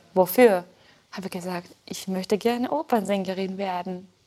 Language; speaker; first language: German; non-native, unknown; Japanese